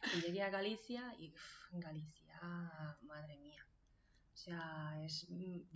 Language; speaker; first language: Spanish; non-native, fluent; Hungarian